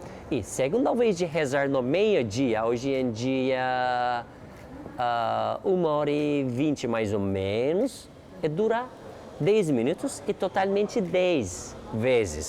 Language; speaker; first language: Portuguese; non-native, learner; Turkish